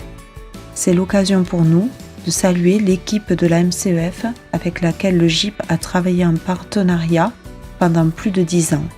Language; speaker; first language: French; native; French